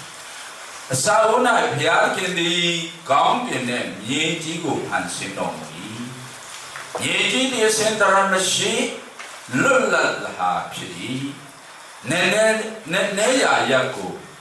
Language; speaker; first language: Burmese; non-native, local second language; Hakha Chin